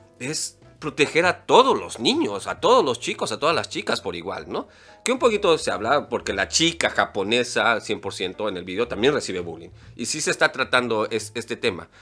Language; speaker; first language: Spanish; native; Spanish